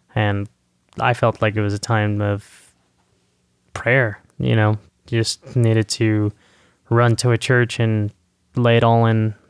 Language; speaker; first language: English; non-native, fluent; Spanish